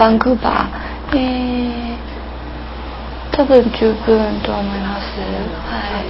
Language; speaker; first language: Japanese; non-native, learner; English